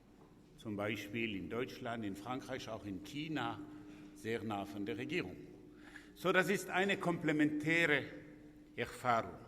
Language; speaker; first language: German; non-native, local second language; French